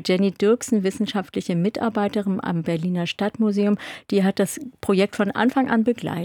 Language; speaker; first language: German; native; German